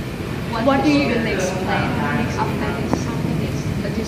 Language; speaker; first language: English; non-native, learner; Thai